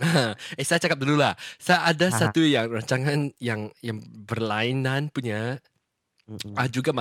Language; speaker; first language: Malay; non-native, local second language; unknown